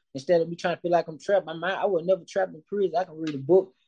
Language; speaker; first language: English; native; English